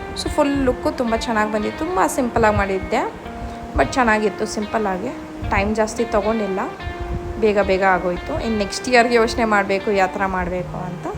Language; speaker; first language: Kannada; non-native, local second language; Malayalam